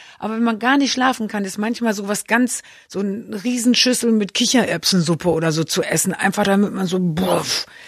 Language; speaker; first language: German; native; German